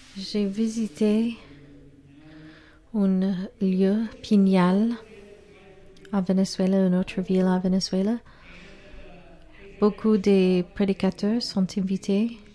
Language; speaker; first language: French; non-native, learner; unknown